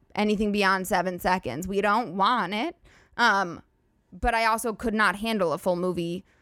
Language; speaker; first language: English; native; English